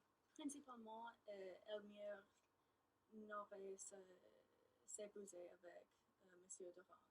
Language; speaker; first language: French; non-native, learner; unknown